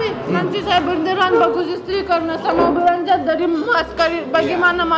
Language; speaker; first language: Indonesian; non-native, learner; Russian